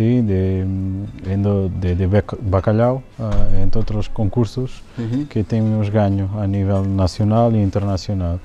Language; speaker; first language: Spanish; non-native, learner; Portuguese